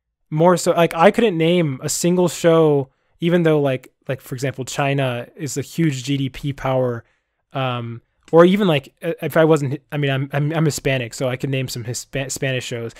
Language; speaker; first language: English; native; English